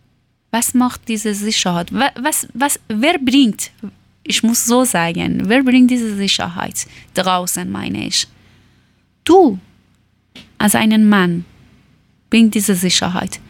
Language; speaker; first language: German; non-native, learner; Persian